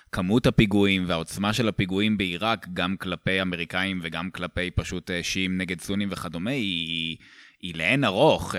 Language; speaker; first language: Hebrew; native; Hebrew